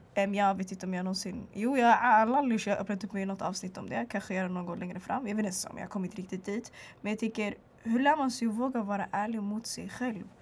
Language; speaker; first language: Swedish; early bilingual, other home language; Arabic